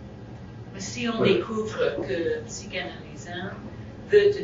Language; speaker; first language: French; non-native, learner; English